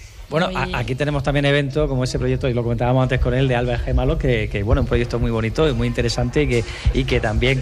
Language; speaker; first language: Spanish; native; Spanish